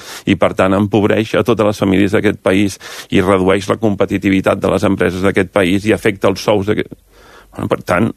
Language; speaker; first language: Catalan; native; Catalan